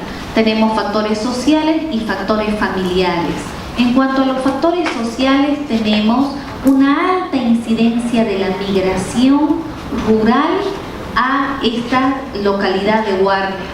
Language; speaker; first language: Spanish; native; Spanish